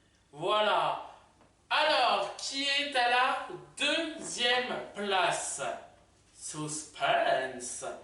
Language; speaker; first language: French; native; French